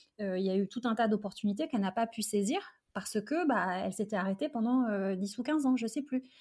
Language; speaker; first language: French; early bilingual, other home language; Arabic